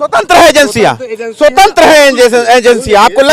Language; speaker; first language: Hindi; native; Hindi